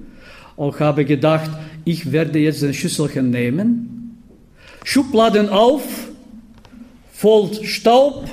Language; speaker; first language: German; non-native, fluent; Bulgarian